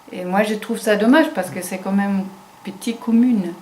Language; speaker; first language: French; non-native, fluent; German